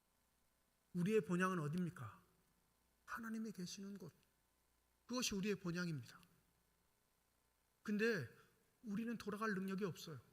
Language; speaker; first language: Korean; native; Korean